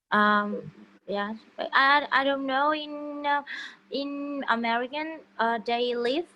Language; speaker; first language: English; non-native, learner; Vietnamese